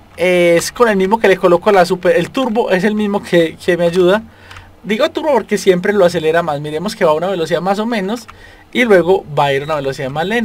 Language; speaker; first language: Spanish; native; Spanish